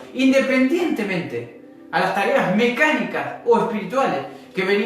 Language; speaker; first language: Spanish; native; Spanish